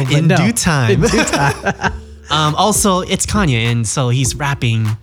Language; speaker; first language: English; native; English